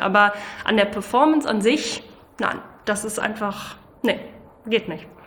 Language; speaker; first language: German; native; German